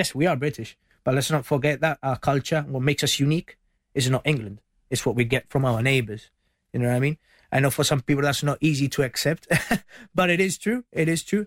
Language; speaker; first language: English; early bilingual, other home language; Spanish